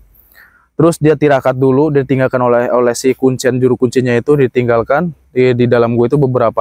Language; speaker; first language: Indonesian; non-native, local second language; Sundanese